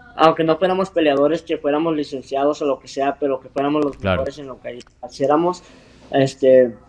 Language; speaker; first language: Spanish; early bilingual, heritage; Spanish